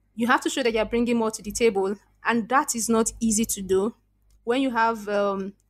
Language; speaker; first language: English; non-native, local second language; Igbo